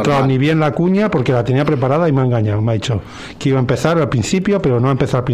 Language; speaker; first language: Spanish; native; Spanish